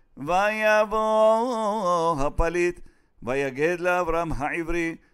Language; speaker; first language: Hebrew; native; Hebrew